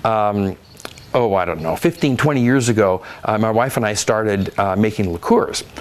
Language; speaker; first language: English; native; English